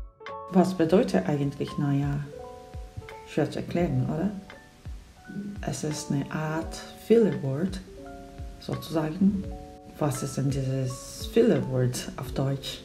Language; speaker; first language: German; non-native, fluent; Korean